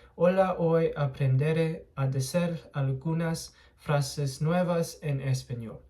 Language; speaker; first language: Spanish; non-native, learner; English